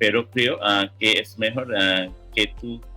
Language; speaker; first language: Spanish; non-native, learner; English